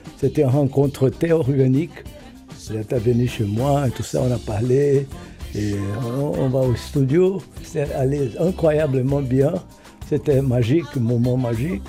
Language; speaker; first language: French; non-native, fluent; Portuguese